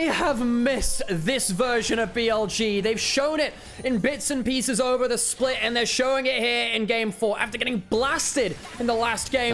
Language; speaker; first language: English; native; English